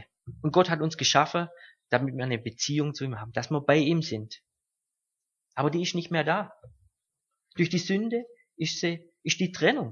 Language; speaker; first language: German; native; German